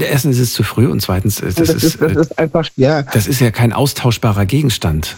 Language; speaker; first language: German; native; German